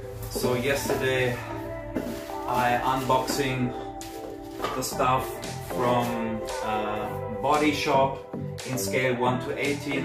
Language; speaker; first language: English; non-native, learner; German